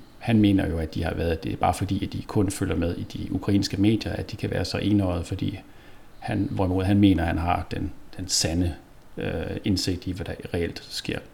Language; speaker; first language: Danish; native; Danish